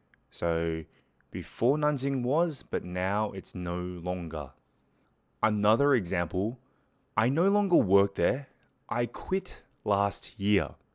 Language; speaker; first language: English; native; English